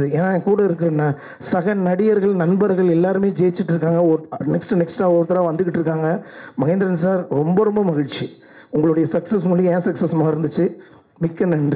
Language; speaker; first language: Tamil; native; Tamil